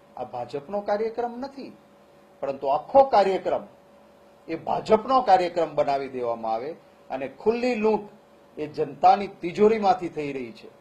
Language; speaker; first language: Gujarati; non-native, local second language; Kachhi